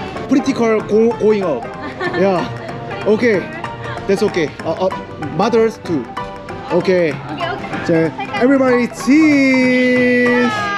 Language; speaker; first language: English; non-native, learner; Korean